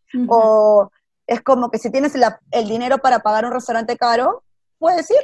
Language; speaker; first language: Spanish; native; Spanish